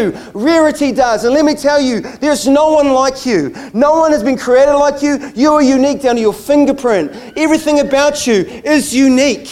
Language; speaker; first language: English; native; English